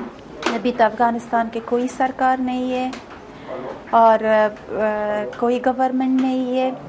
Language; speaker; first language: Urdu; non-native, fluent; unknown